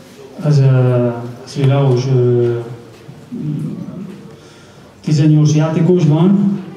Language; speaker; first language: Hungarian; non-native, learner; Spanish